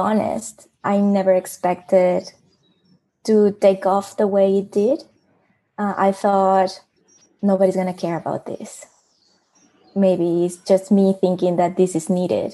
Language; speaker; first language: English; non-native, fluent; Spanish